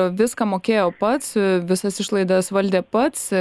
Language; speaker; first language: Lithuanian; native; Lithuanian